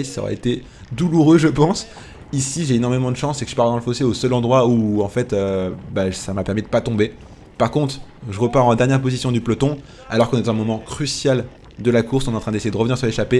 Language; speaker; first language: French; native; French